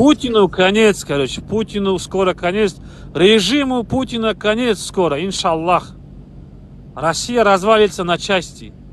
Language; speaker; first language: Russian; non-native, local second language; Kazakh